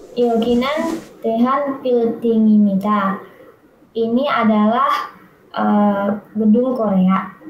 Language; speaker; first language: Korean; non-native, learner; Indonesian